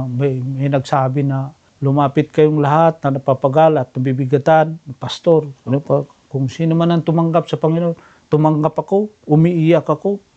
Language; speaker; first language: Filipino; non-native, local second language; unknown